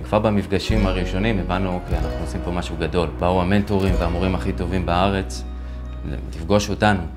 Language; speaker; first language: Hebrew; early bilingual, other home language; Russian